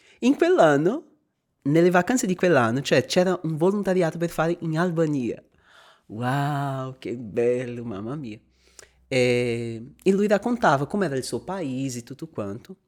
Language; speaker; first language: Italian; non-native, fluent; Portuguese